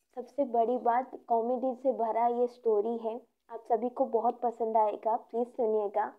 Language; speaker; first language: Hindi; non-native, local second language; Odia